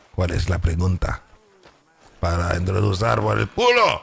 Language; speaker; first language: Spanish; non-native, learner; French